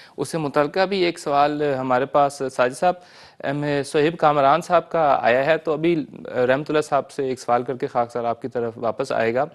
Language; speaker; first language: Urdu; native; Urdu